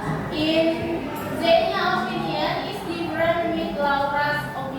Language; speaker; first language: English; non-native, learner; Indonesian